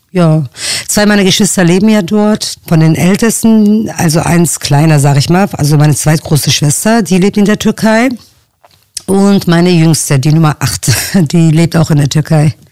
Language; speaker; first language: German; early bilingual, other home language; Turkish